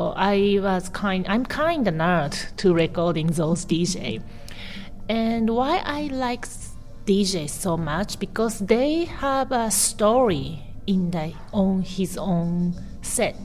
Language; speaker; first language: English; non-native, learner; Japanese